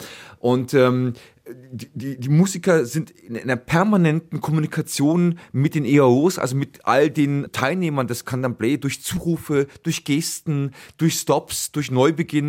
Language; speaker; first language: German; native; German